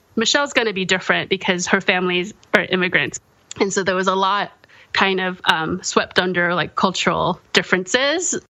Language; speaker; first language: English; early bilingual, other home language; Korean